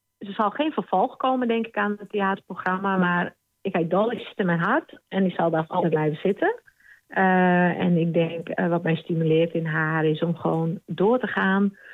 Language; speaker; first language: Dutch; non-native, local second language; Western Frisian